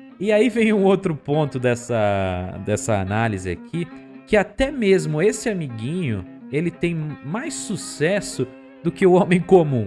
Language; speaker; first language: Portuguese; native; Portuguese